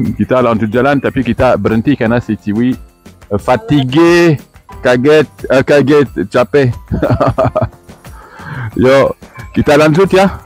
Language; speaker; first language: Indonesian; non-native, fluent; Spanish